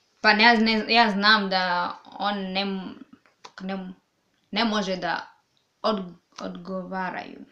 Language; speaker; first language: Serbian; non-native, learner; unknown